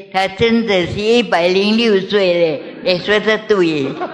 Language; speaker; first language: Chinese; non-native, learner; Min Nan Chinese